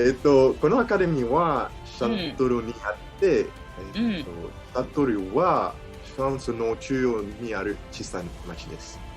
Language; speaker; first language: Japanese; non-native, learner; French